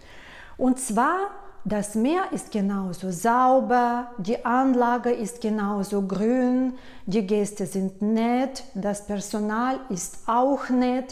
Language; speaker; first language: German; non-native, fluent; Russian